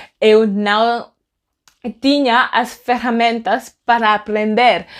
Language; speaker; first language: Portuguese; non-native, learner; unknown